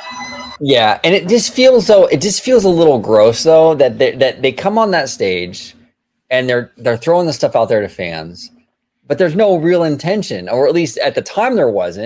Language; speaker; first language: English; native; English